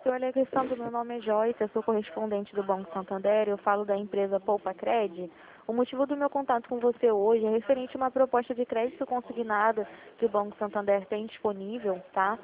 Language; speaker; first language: Portuguese; native; Portuguese